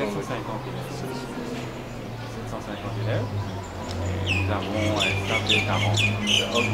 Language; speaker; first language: French; non-native, local second language; Morisyen